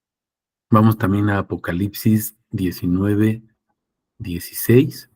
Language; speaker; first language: Spanish; native; Spanish